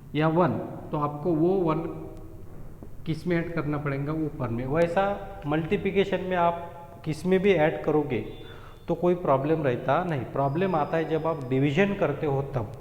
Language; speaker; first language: Hindi; non-native, local second language; Marathi